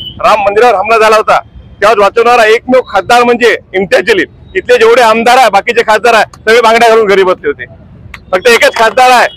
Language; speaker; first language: Marathi; non-native, local second language; Lambadi